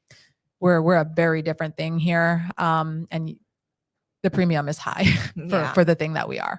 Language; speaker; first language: English; native; English